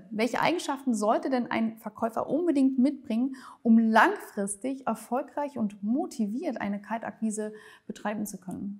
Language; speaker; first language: German; native; German